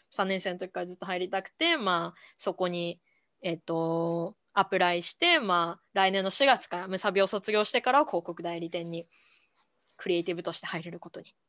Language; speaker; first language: Japanese; early bilingual, other home language; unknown